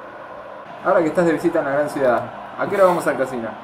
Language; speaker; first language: Spanish; native; Spanish